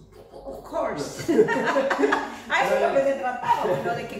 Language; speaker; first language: Spanish; native; Spanish